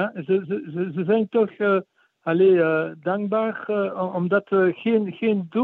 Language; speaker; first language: Dutch; non-native, fluent; French